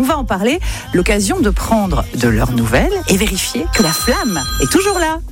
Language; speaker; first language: French; native; French